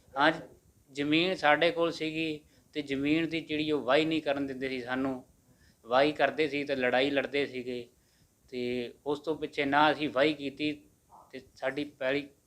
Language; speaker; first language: Punjabi; native; Punjabi